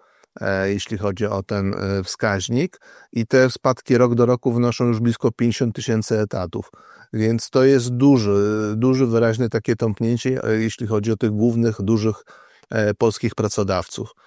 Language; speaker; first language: Polish; native; Polish